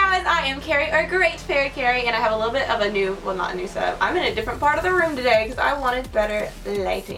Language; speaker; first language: English; native; English